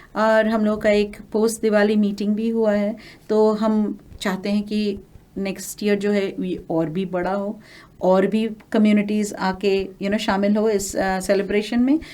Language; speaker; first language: Hindi; non-native, local second language; Bangla